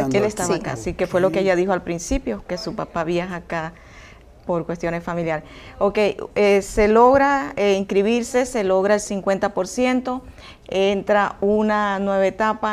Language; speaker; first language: Spanish; native; Spanish